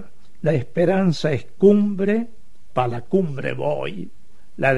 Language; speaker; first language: Spanish; native; Spanish